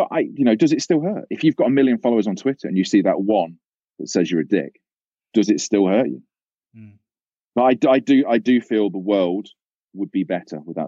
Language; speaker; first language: English; native; English